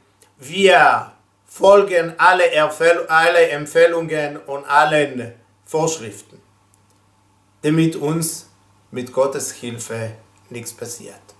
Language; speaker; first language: German; non-native, fluent; Hebrew